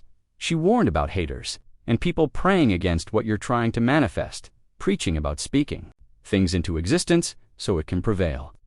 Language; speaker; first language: English; native; English